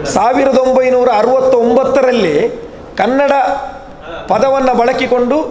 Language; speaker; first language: Kannada; non-native, local second language; Malayalam